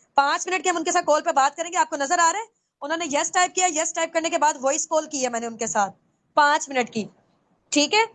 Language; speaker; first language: Urdu; non-native, local second language; Punjabi